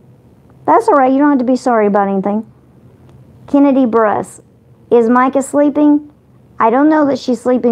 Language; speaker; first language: English; native; English